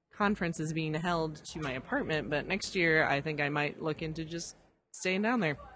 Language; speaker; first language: English; native; English